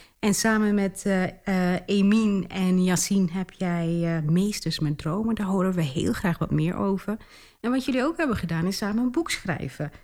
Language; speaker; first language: Dutch; early bilingual, other home language; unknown